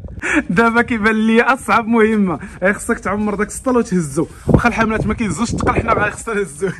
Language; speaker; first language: Arabic; native; Arabic